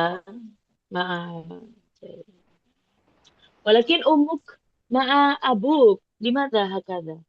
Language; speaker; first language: Arabic; non-native, fluent; Indonesian